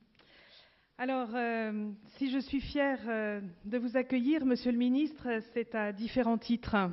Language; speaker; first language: French; native; French